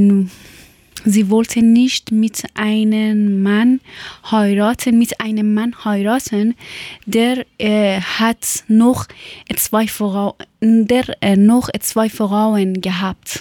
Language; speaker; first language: German; non-native, learner; Persian